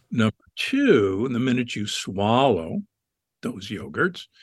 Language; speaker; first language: English; native; English